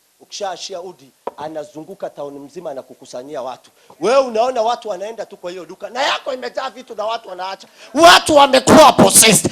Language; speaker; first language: Swahili; non-native, local second language; Somali